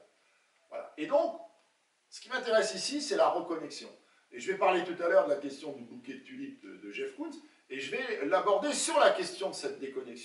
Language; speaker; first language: French; native; French